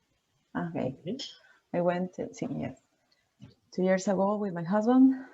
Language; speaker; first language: English; non-native, learner; Spanish